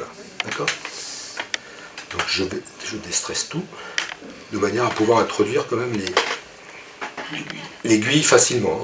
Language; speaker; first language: French; native; French